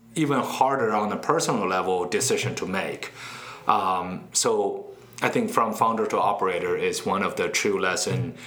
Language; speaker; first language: English; non-native, fluent; Chinese